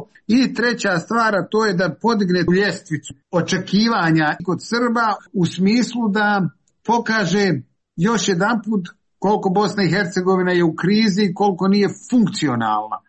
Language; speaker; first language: Serbian; native; Serbian